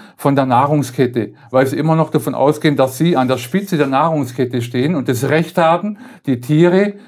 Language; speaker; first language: German; native; German